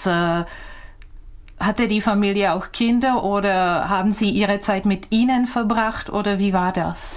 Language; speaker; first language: German; non-native, fluent; Czech